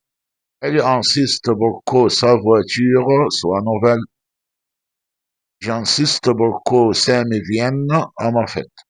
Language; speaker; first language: French; non-native, fluent; Arabic